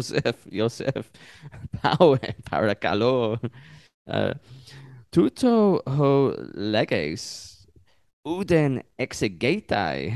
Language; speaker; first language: Greek; non-native, learner; English